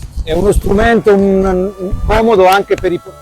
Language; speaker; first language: Italian; native; Italian